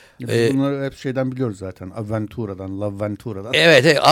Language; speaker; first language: Turkish; native; Turkish